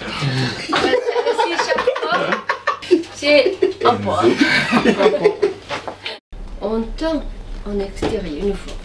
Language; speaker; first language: French; non-native, learner; Japanese